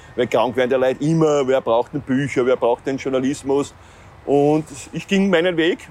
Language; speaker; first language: German; native; German